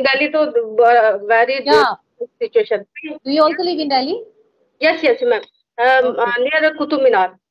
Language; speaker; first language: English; non-native, learner; Hindi